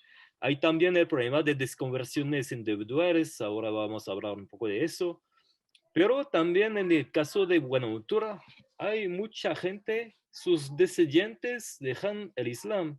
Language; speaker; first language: Spanish; non-native, fluent; French